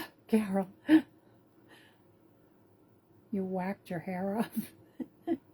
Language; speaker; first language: English; native; English